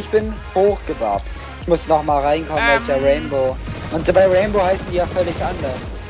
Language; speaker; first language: German; native; German